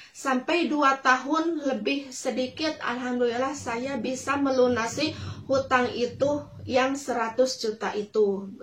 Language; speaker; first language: Indonesian; non-native, local second language; Sundanese